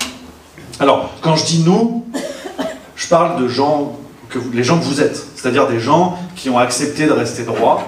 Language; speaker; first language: French; native; French